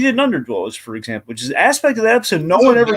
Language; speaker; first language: English; native; English